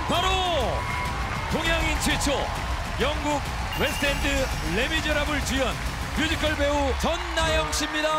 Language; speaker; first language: Korean; native; Korean